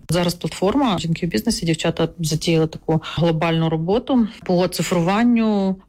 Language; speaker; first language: Ukrainian; non-native, local second language; Russian